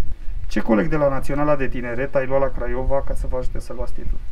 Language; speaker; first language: Romanian; native; Romanian